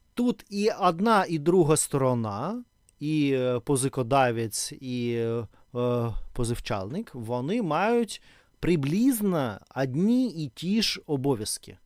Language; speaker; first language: Ukrainian; non-native, learner; Russian